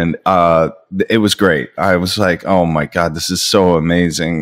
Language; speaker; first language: English; native; English